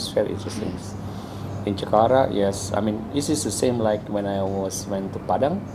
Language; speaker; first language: English; non-native, learner; Indonesian